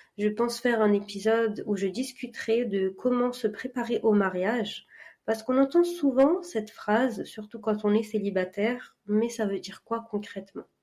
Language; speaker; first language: French; early bilingual, other home language; Arabic